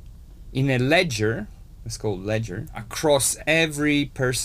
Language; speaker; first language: English; non-native, fluent; Italian